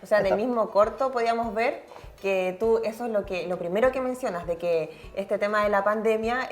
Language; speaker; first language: Spanish; native; Spanish